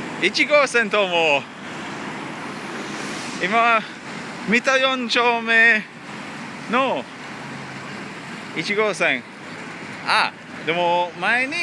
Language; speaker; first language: Japanese; non-native, learner; English